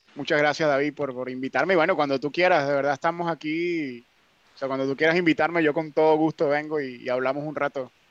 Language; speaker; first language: Spanish; native; Spanish